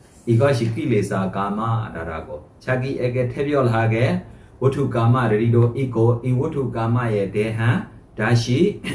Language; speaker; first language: Korean; non-native, fluent; Burmese